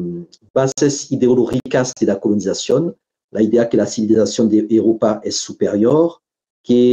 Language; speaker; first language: Spanish; non-native, fluent; French